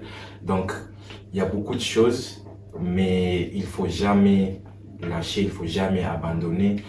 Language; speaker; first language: French; non-native, fluent; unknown